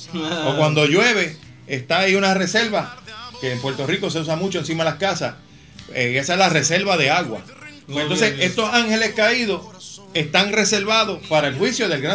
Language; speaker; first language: Spanish; native; Spanish